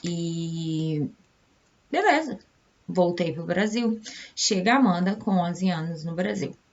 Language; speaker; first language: Portuguese; native; Portuguese